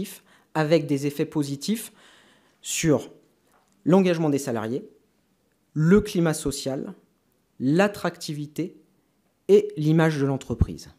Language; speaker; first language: French; native; French